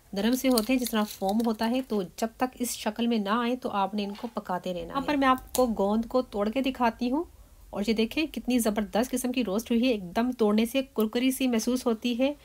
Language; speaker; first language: Urdu; native; Urdu